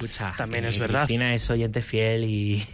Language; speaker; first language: Spanish; native; Spanish